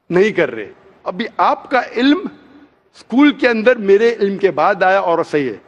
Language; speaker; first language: Hindi; non-native, local second language; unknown